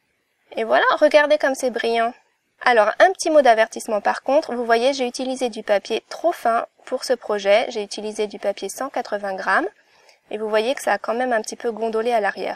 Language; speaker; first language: French; native; French